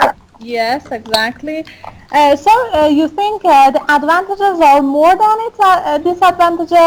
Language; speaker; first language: English; non-native, fluent; Persian